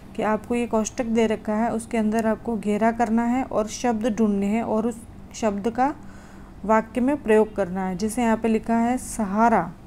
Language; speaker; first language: Hindi; non-native, local second language; Gujarati